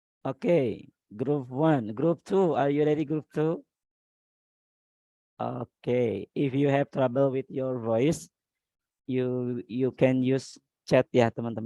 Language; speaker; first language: English; non-native, learner; Indonesian